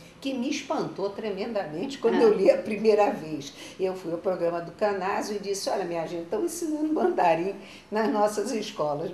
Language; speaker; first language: Portuguese; native; Portuguese